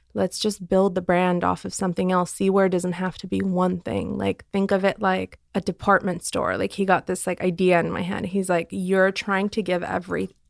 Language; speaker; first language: English; non-native, fluent; Armenian